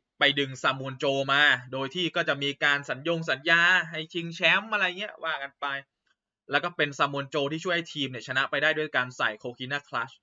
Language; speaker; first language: Thai; native; Thai